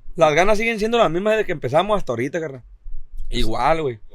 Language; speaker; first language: Spanish; native; Spanish